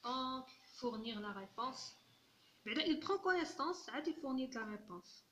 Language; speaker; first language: French; non-native, local second language; Arabic